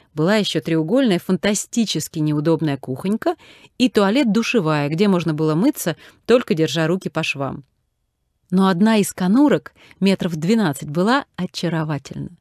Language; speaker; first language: Russian; native; Russian